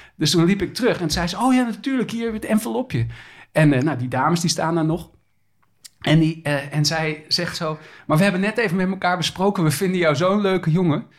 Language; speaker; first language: Dutch; native; Dutch